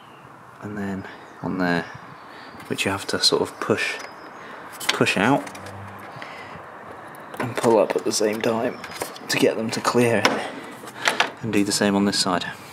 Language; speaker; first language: English; native; English